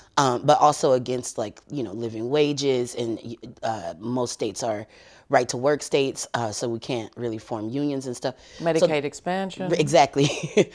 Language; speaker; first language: English; native; English